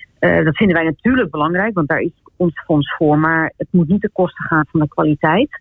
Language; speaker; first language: Dutch; native; Dutch